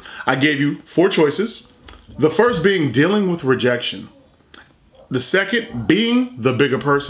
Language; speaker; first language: English; native; English